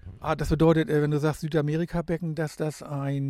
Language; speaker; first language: German; native; German